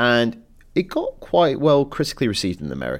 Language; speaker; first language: English; native; English